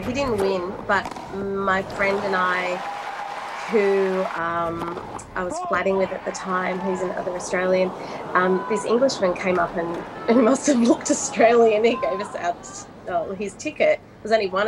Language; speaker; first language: English; native; English